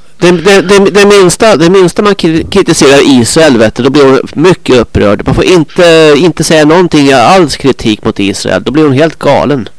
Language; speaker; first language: Swedish; native; Swedish